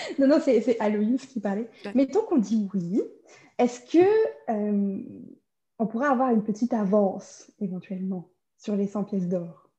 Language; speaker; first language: French; native; French